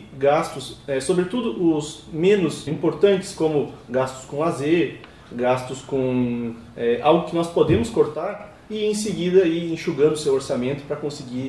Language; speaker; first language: Portuguese; native; Portuguese